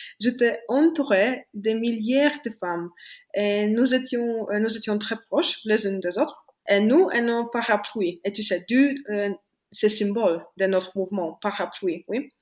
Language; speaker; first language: French; non-native, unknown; Polish